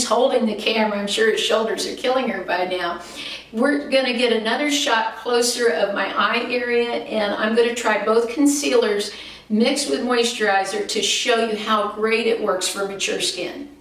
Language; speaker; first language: English; native; English